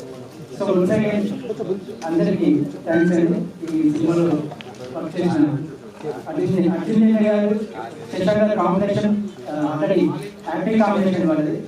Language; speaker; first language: Telugu; native; Telugu